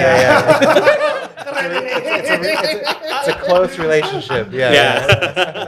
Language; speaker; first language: English; native; English